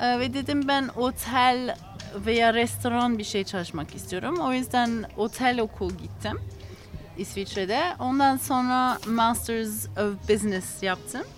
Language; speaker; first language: Turkish; non-native, learner; English